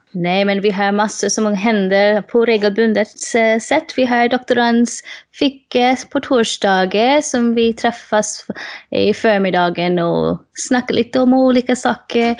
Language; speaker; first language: Swedish; non-native, fluent; English